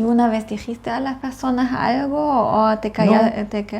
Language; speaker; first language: Spanish; non-native, fluent; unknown